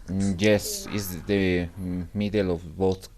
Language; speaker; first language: English; non-native, learner; Spanish